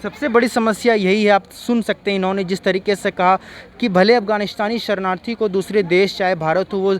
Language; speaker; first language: Hindi; native; Hindi